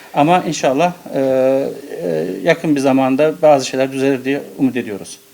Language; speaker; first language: Turkish; early bilingual, heritage; Turkish